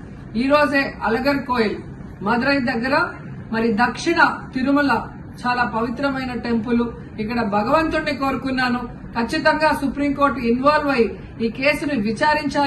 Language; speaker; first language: Telugu; native; Telugu